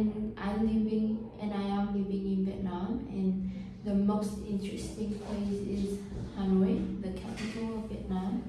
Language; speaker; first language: English; non-native, learner; Vietnamese